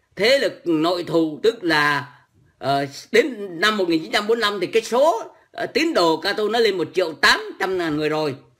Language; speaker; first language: Vietnamese; native; Vietnamese